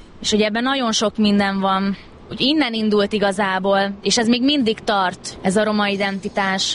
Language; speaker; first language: Hungarian; native; Hungarian